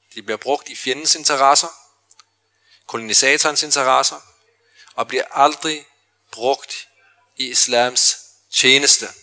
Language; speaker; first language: Danish; early bilingual, other home language; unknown